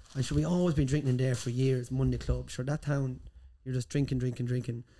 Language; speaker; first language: English; native; English